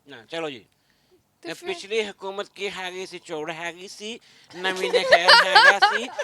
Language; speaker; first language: Punjabi; native; Punjabi